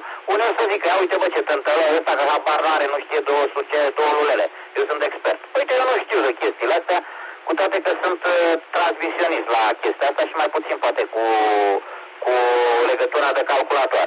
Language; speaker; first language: Romanian; native; Romanian